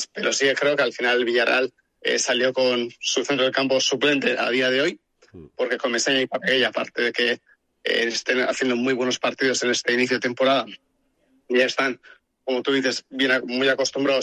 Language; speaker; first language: Spanish; native; Spanish